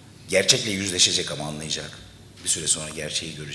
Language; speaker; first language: Turkish; native; Turkish